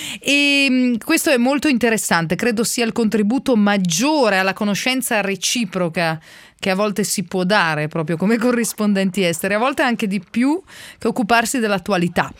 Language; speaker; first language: Italian; native; Italian